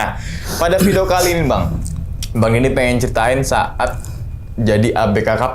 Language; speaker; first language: Indonesian; native; Indonesian